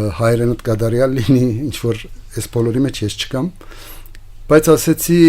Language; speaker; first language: Armenian; early bilingual, heritage; Armenian